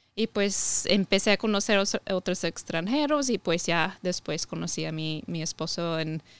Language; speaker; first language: Spanish; non-native, fluent; English